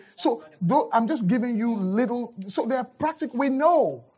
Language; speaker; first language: English; non-native, local second language; Yoruba